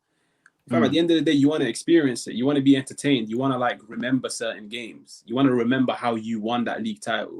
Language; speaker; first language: English; native; English